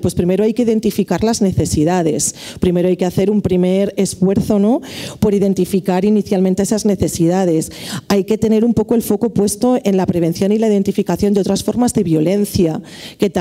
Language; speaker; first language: Spanish; native; Spanish